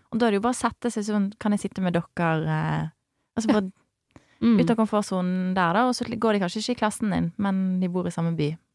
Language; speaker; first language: Norwegian; native; Norwegian